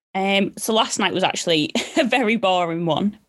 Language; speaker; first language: English; native; English